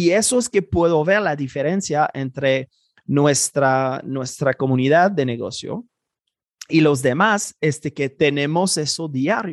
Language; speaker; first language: Spanish; non-native, fluent; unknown